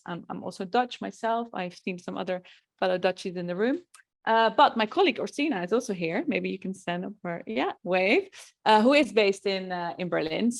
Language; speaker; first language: English; non-native, fluent; Dutch